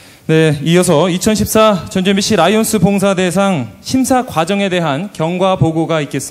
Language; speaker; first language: Korean; native; Korean